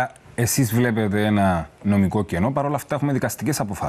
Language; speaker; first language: Greek; native; Greek